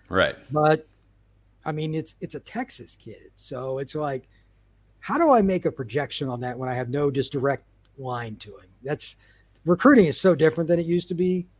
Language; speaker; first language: English; native; English